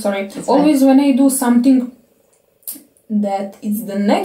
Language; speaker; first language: English; non-native, fluent; Serbian